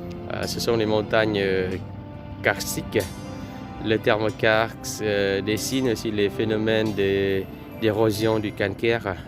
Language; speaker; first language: French; non-native, fluent; Vietnamese